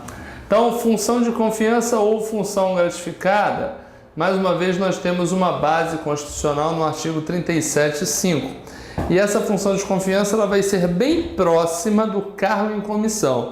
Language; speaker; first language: Portuguese; native; Portuguese